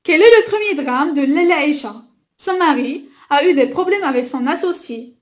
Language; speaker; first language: French; non-native, local second language; Arabic